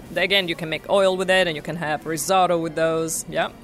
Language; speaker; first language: English; non-native, fluent; Italian